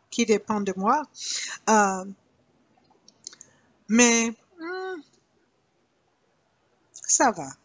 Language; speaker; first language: French; non-native, learner; English